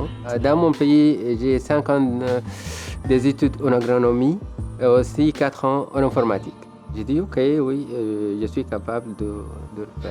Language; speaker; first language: French; non-native, fluent; Arabic